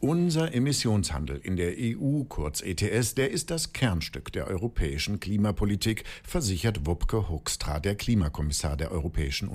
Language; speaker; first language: German; native; German